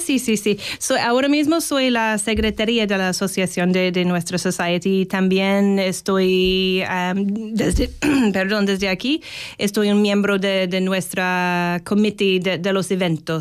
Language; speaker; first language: Spanish; non-native, fluent; English